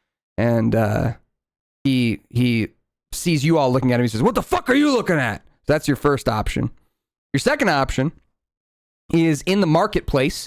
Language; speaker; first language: English; native; English